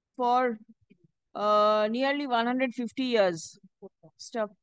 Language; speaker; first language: English; non-native, local second language; Bangla